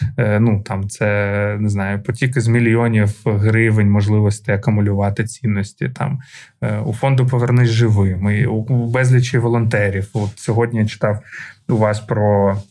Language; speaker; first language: Ukrainian; non-native, local second language; Russian